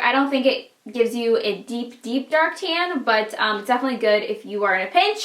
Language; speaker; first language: English; native; English